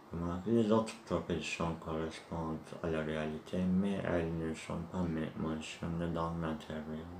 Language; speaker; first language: French; non-native, learner; Turkish